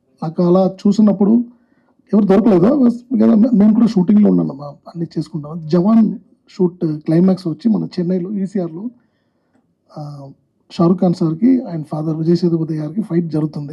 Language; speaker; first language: Telugu; non-native, local second language; Tamil